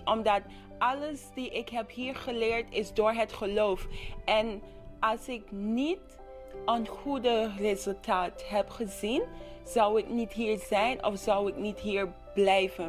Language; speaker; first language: Dutch; non-native, local second language; English